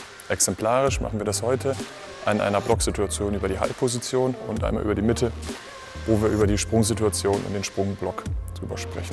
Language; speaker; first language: German; native; German